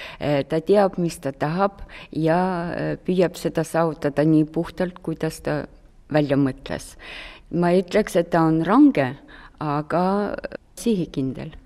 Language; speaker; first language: Estonian; non-native, local second language; Russian